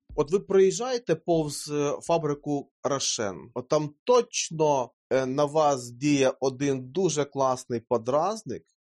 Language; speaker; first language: Ukrainian; native; Ukrainian